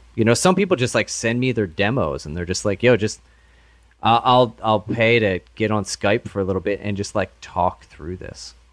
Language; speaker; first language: English; native; English